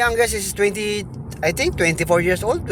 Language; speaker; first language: English; non-native, local second language; Filipino